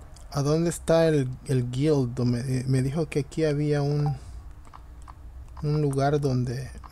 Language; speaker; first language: Spanish; native; Spanish